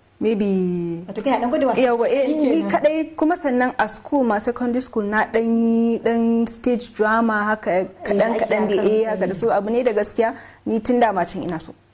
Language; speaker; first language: Hausa; native; Hausa